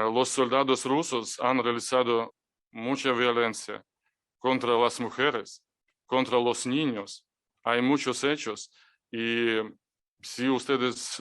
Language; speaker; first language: Spanish; non-native, fluent; Ukrainian